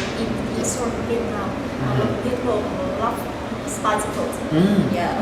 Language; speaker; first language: English; non-native, fluent; Vietnamese